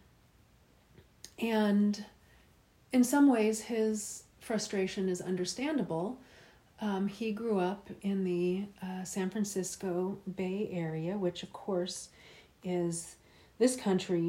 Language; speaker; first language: English; native; English